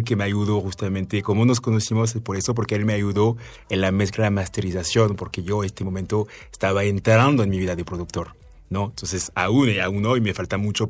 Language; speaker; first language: Spanish; non-native, fluent; French